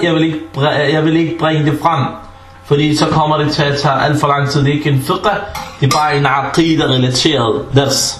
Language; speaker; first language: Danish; early bilingual, other home language; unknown